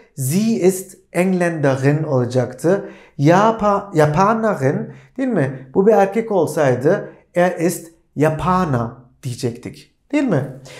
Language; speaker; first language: Turkish; native; Turkish